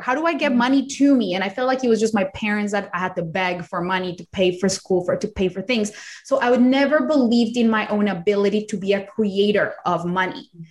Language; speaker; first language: English; non-native, fluent; Spanish